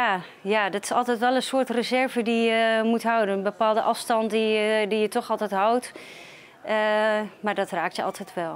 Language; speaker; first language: Dutch; native; Dutch